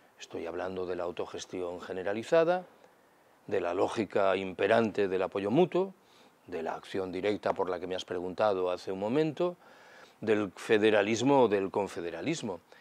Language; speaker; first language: Spanish; native; Spanish